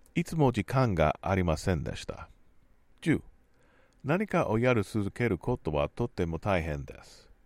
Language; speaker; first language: Japanese; non-native, learner; English